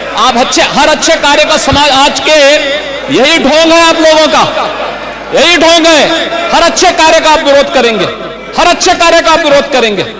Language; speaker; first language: Hindi; native; Hindi